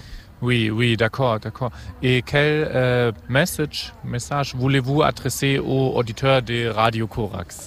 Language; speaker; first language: French; non-native, fluent; German